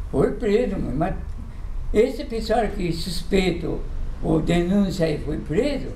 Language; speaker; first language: Portuguese; non-native, fluent; Japanese